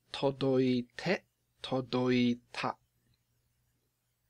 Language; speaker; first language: Japanese; non-native, fluent; English